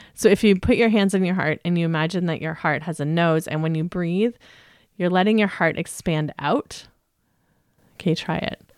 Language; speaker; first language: English; native; English